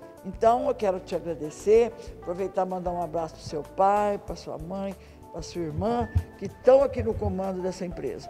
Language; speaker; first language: Portuguese; native; Portuguese